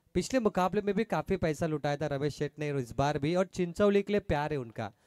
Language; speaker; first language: Hindi; non-native, local second language; Marathi